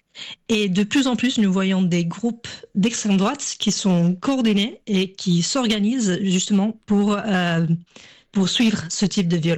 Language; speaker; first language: French; non-native, fluent; English